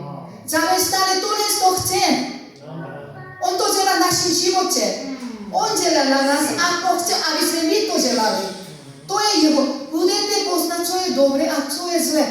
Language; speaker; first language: Czech; non-native, learner; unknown